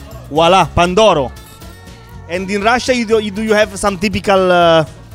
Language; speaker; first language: English; non-native, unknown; Italian